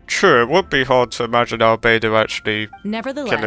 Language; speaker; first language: English; native; English